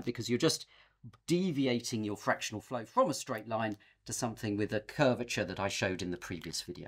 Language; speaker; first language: English; native; English